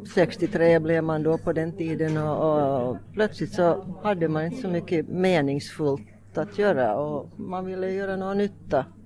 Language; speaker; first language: Swedish; native; Swedish